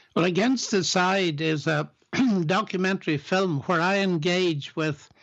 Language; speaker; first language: English; native; English